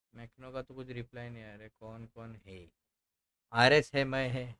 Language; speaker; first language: Hindi; non-native, local second language; Marathi